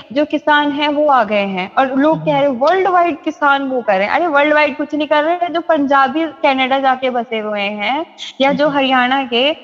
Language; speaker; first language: Hindi; native; Hindi